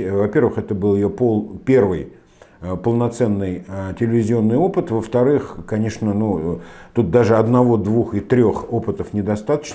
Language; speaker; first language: Russian; native; Russian